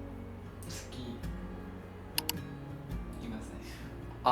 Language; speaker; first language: Japanese; non-native, learner; Vietnamese